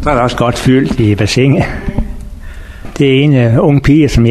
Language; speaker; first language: Danish; native; Danish